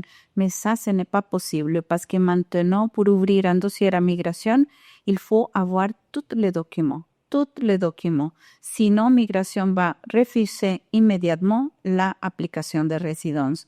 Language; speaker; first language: French; non-native, fluent; Spanish